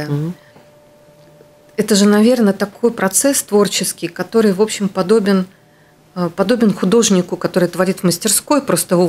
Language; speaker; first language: Russian; native; Russian